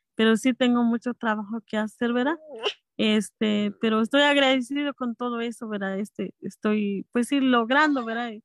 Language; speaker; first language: Spanish; non-native, local second language; Kʼicheʼ